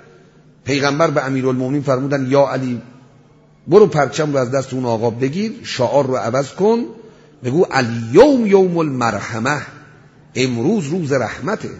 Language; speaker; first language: Persian; native; Persian